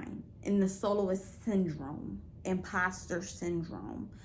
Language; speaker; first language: English; native; English